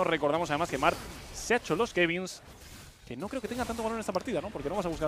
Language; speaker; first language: Spanish; native; Spanish